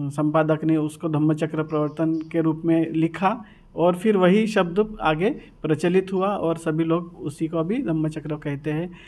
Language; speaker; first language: Hindi; non-native, local second language; Marathi